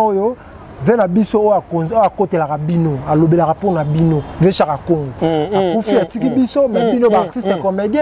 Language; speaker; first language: French; non-native, local second language; Lingala